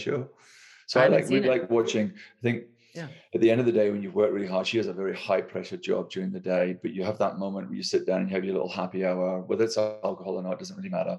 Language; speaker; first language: English; native; English